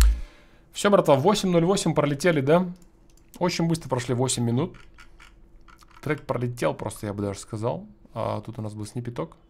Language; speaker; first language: Russian; native; Russian